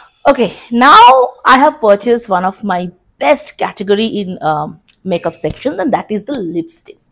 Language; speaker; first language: English; non-native, local second language; Bangla